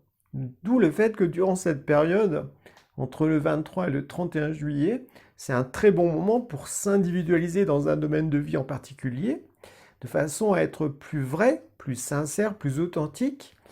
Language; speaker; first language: French; native; French